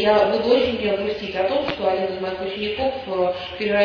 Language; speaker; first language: Russian; native; Russian